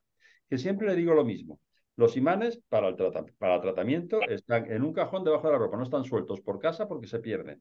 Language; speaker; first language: Spanish; native; Spanish